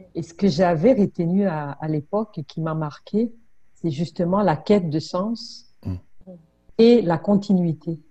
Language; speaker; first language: French; non-native, local second language; Kinyarwanda